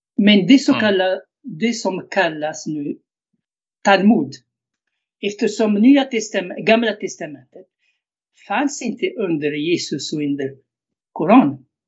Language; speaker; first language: Swedish; non-native, fluent; Arabic